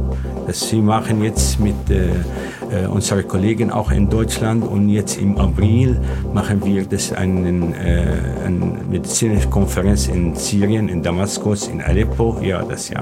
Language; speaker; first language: German; non-native, learner; Arabic